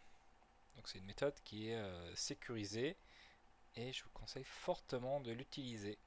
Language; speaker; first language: French; native; French